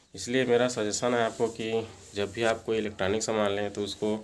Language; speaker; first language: Hindi; native; Hindi